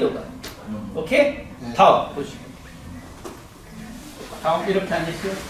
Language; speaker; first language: Korean; non-native, learner; Hindi